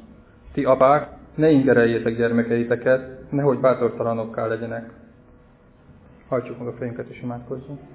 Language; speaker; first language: Hungarian; native; Hungarian